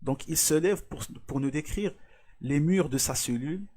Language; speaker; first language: French; non-native, local second language; Arabic